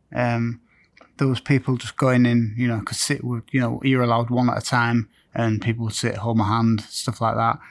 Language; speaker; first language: English; native; English